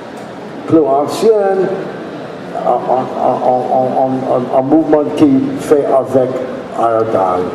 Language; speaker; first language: French; non-native, learner; English